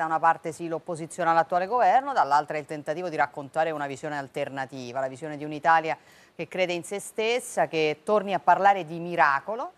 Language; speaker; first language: Italian; native; Italian